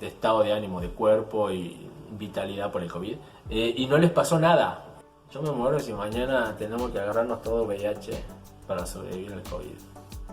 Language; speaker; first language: Spanish; native; Spanish